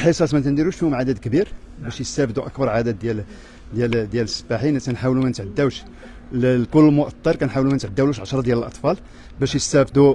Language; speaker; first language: Arabic; native; Arabic